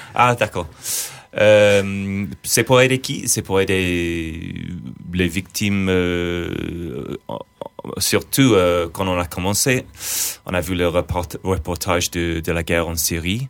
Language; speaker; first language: French; non-native, fluent; English